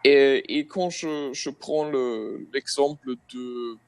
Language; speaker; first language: French; non-native, fluent; German